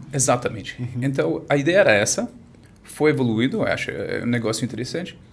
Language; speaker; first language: Portuguese; non-native, fluent; English